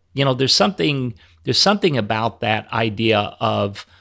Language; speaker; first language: English; native; English